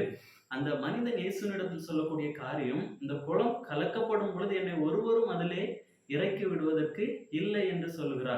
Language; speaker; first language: Tamil; native; Tamil